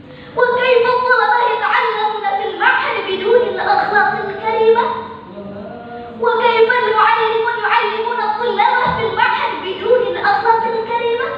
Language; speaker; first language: Arabic; non-native, fluent; Indonesian